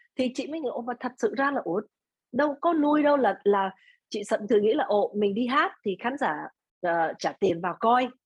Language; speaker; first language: Vietnamese; early bilingual, other home language; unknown